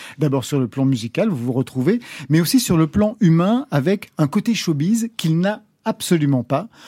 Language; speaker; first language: French; native; French